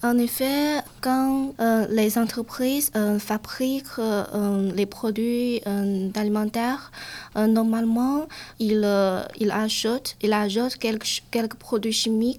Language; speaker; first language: French; non-native, learner; Chinese